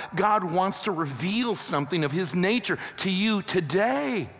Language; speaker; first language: English; native; English